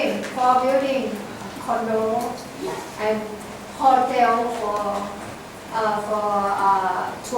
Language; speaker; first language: English; non-native, learner; Thai